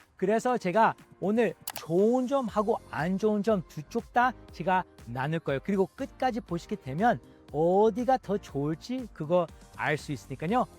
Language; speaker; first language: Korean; early bilingual, heritage; Korean